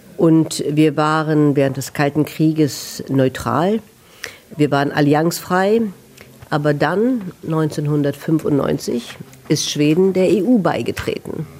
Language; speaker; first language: German; native; German